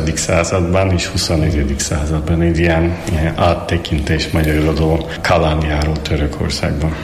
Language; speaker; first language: Hungarian; non-native, fluent; Turkish